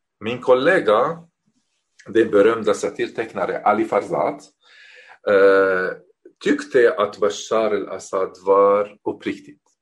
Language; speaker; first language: Swedish; non-native, fluent; Arabic